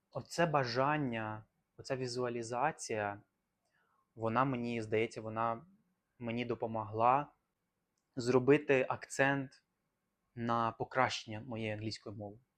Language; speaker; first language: Ukrainian; native; Ukrainian